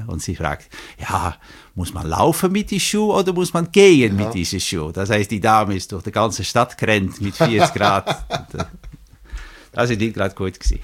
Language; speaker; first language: German; native; German